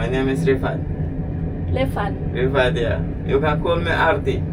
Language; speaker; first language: English; non-native, fluent; Arabic